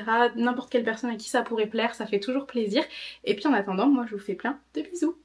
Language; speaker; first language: French; native; French